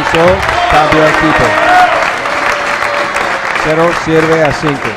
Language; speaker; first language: Spanish; non-native, learner; English